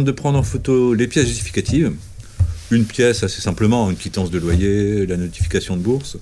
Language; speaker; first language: French; native; French